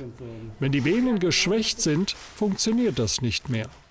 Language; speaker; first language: German; native; German